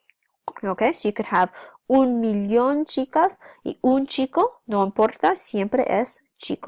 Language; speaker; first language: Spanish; non-native, fluent; English